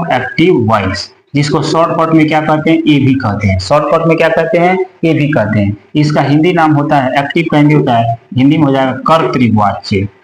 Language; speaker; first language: Hindi; native; Hindi